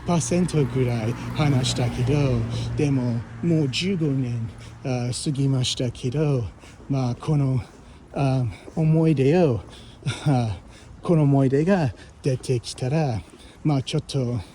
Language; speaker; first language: Japanese; non-native, fluent; English